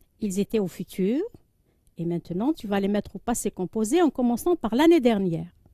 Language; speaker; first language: French; non-native, local second language; Arabic